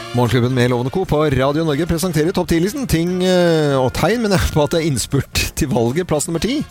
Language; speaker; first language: Norwegian; native; Norwegian